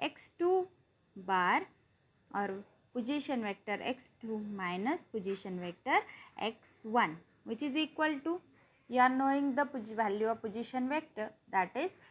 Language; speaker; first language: English; non-native, local second language; Marathi